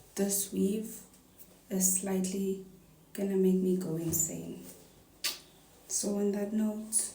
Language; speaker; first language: English; non-native, local second language; Zulu